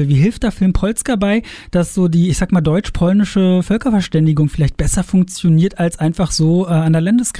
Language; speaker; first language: German; native; German